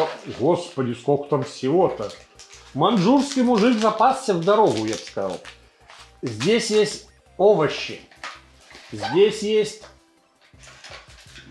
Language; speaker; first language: Russian; native; Russian